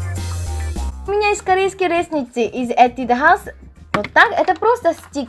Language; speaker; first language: Russian; non-native, learner; Korean